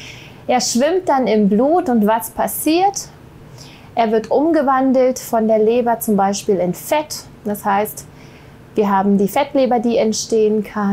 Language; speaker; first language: German; native; German